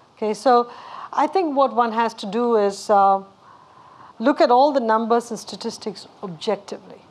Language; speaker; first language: English; non-native, local second language; Tamil